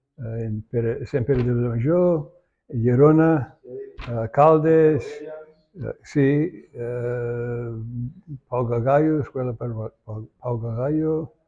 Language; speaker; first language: Spanish; non-native, learner; English